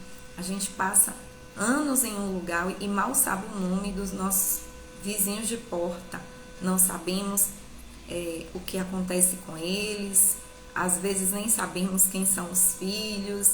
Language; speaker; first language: Portuguese; native; Portuguese